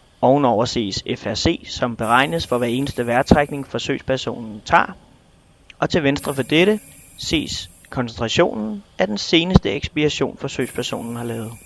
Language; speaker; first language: Danish; native; Danish